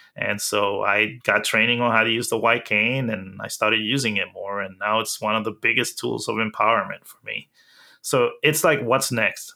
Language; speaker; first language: English; early bilingual, other home language; Spanish